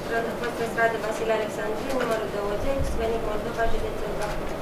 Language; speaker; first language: Romanian; native; Romanian